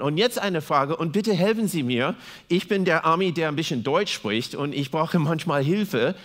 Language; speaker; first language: German; non-native, fluent; English